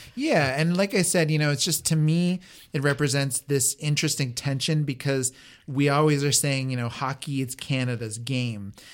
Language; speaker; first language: English; native; English